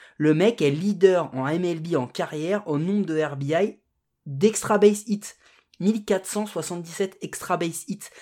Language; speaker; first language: French; native; French